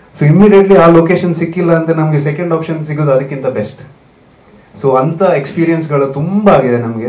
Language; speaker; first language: Kannada; non-native, local second language; Tulu